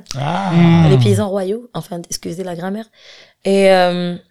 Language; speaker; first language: French; non-native, local second language; Arabic